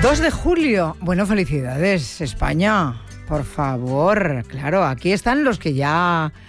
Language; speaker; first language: Spanish; native; Spanish